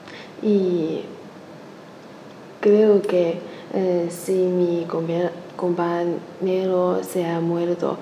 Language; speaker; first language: Spanish; non-native, learner; Chinese